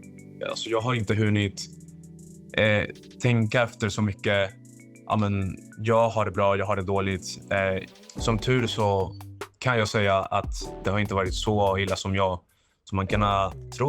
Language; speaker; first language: Swedish; non-native, fluent; Spanish